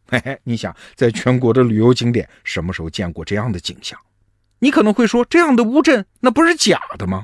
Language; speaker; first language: Chinese; native; Chinese